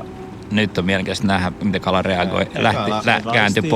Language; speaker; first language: Finnish; native; Finnish